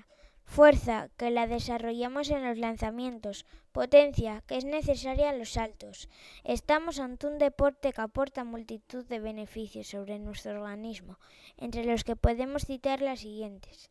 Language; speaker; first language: Spanish; native; Spanish